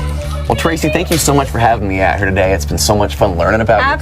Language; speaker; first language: English; native; English